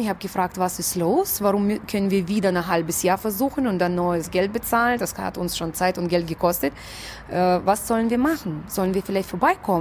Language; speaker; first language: German; non-native, fluent; Russian